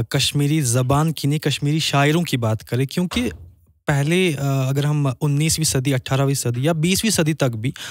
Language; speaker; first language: Urdu; non-native, local second language; Kashmiri